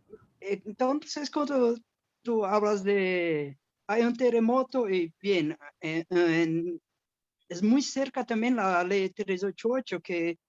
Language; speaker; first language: Spanish; non-native, learner; Portuguese